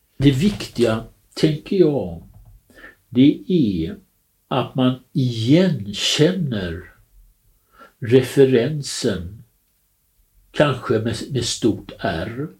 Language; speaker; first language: Swedish; native; Swedish